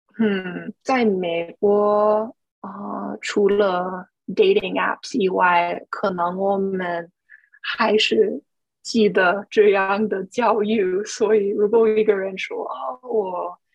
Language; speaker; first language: Chinese; non-native, fluent; English